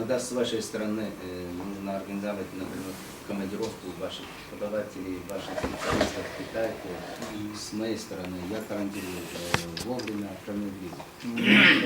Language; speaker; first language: Russian; non-native, fluent; Chinese